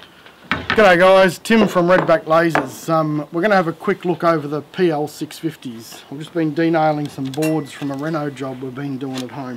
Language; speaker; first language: English; native; English